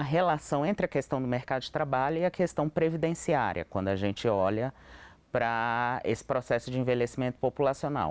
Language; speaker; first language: Portuguese; native; Portuguese